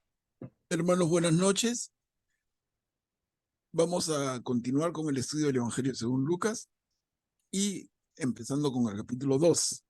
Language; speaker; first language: Spanish; native; Spanish